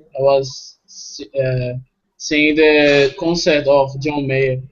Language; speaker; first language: English; non-native, fluent; Portuguese